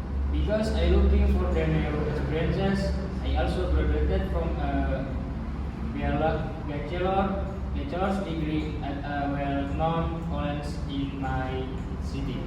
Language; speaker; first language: English; non-native, learner; Indonesian